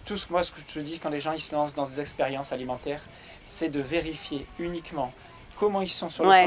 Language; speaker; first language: French; native; French